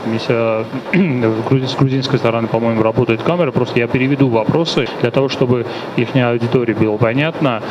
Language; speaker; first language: Russian; non-native, local second language; Armenian